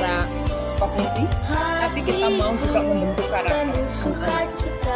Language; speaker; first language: Indonesian; native; Indonesian